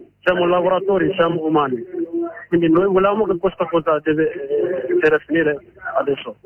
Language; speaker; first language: Italian; non-native, learner; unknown